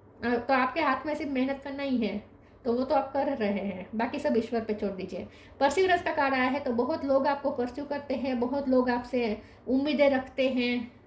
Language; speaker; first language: Hindi; non-native, local second language; Gujarati